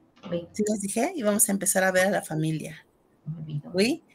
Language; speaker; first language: Spanish; native; Spanish